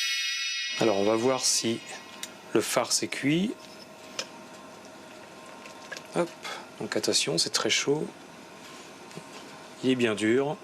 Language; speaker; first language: French; native; French